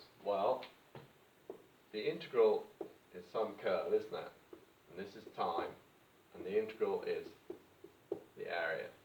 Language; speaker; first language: English; native; English